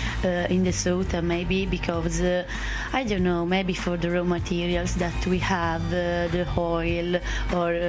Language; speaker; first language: English; non-native, fluent; Italian